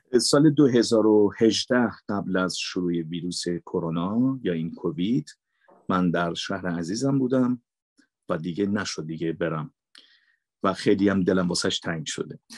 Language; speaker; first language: Persian; native; Persian